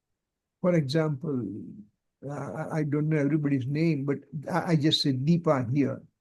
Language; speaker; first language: English; non-native, local second language; Gujarati